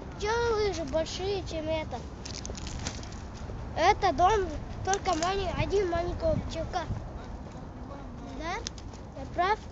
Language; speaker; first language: Russian; non-native, local second language; Kazakh